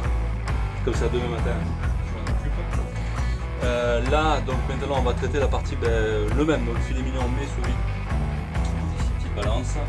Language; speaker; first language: French; native; French